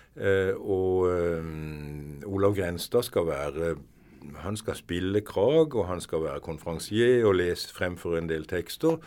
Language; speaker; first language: Norwegian; native; Norwegian